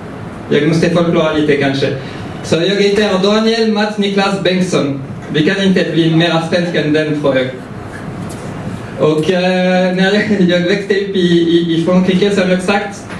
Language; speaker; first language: Swedish; early bilingual, heritage; French